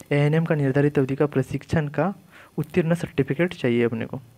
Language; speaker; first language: Hindi; native; Hindi